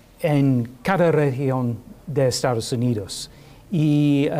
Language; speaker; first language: Spanish; non-native, learner; English